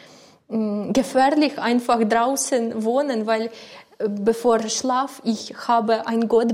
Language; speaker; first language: German; non-native, learner; Ukrainian